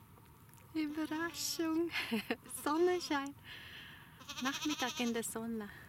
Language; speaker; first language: German; non-native, learner; Swedish